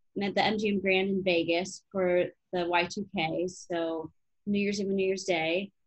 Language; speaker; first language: English; native; English